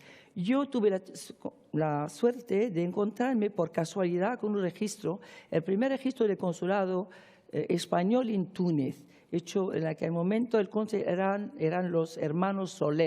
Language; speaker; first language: Spanish; non-native, fluent; Arabic